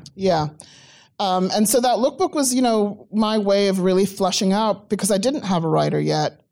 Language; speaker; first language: English; native; English